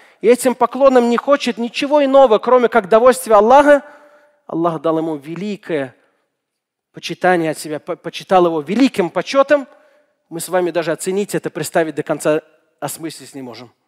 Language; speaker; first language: Russian; native; Russian